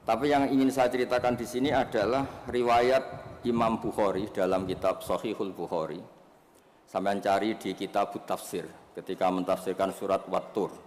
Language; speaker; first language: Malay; non-native, local second language; Javanese